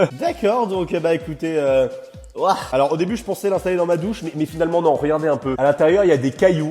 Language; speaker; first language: French; native; French